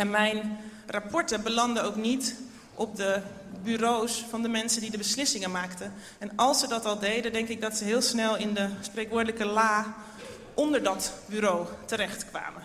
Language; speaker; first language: Dutch; native; Dutch